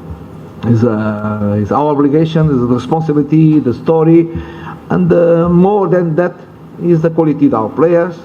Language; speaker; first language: English; non-native, learner; Portuguese